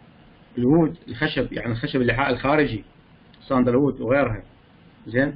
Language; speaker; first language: Arabic; native; Arabic